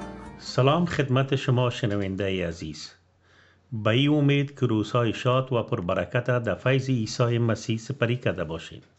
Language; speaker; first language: Persian; native; Persian